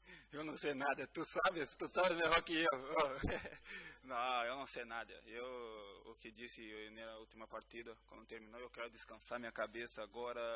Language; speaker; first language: Spanish; non-native, learner; Portuguese